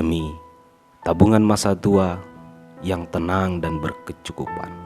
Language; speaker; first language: Indonesian; native; Indonesian